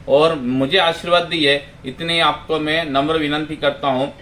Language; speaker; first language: Hindi; non-native, local second language; Marathi